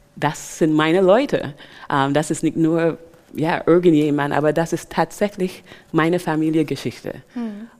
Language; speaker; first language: German; non-native, fluent; English